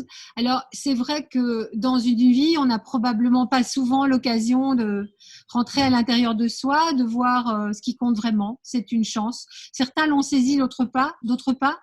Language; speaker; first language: French; native; French